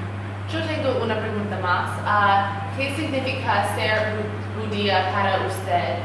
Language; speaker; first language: Spanish; non-native, learner; English